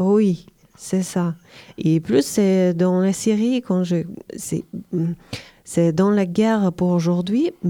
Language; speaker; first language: French; non-native, learner; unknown